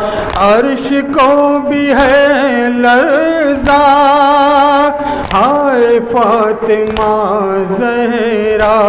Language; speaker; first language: Urdu; native; Urdu